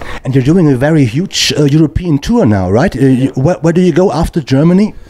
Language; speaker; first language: English; non-native, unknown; German